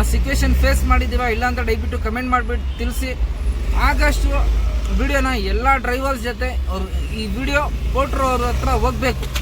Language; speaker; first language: Kannada; non-native, learner; Urdu